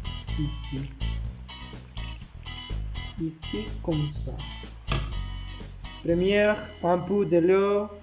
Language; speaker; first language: French; non-native, learner; Spanish